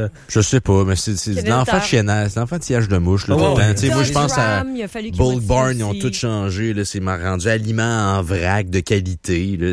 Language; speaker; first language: French; native; French